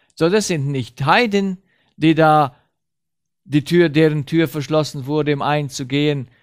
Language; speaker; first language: German; early bilingual, heritage; Romanian